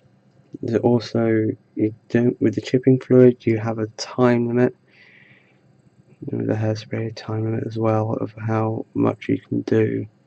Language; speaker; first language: English; native; English